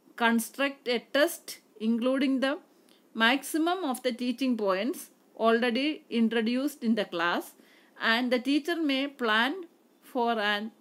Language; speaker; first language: English; non-native, local second language; Malayalam